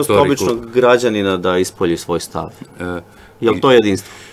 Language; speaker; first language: Serbian; native; Serbian